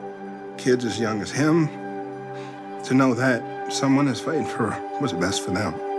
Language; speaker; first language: English; early bilingual, other home language; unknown